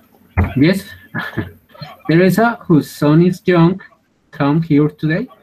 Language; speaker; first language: English; non-native, learner; Spanish